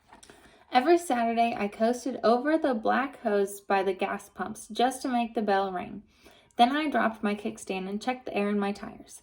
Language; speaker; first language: English; native; English